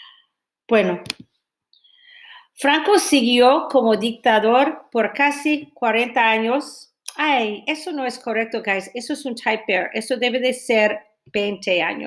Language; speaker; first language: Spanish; non-native, fluent; English